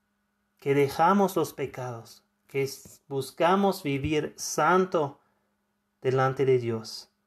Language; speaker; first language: Spanish; non-native, fluent; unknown